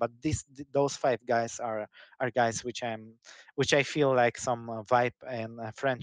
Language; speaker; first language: English; non-native, fluent; Polish